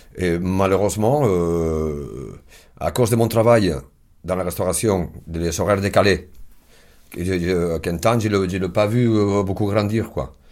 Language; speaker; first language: French; non-native, fluent; Spanish